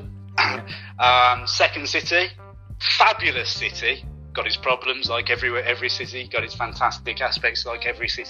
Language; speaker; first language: English; native; English